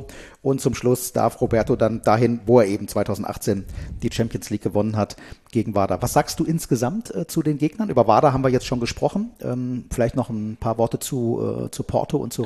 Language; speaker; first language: German; native; German